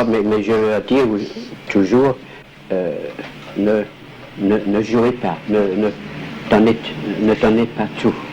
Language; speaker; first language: French; non-native, fluent; Danish